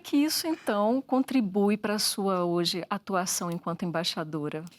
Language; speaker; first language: Portuguese; native; Portuguese